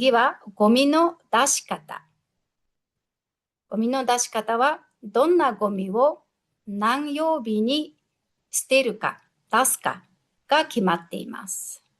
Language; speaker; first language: Japanese; non-native, fluent; Mongolian